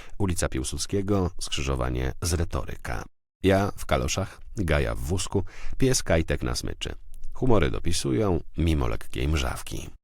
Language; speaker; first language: Polish; native; Polish